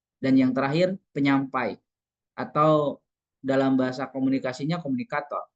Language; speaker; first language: Indonesian; non-native, local second language; Sundanese